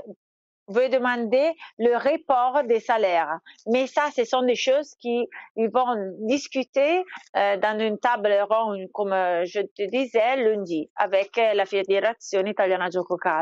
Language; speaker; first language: French; non-native, fluent; Italian